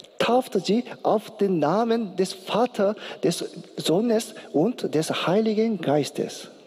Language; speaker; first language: German; non-native, learner; Korean